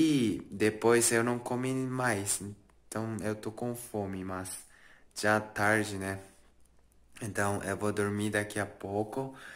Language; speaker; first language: Portuguese; non-native, learner; Japanese